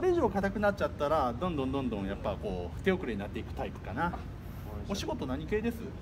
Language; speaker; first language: Japanese; native; Japanese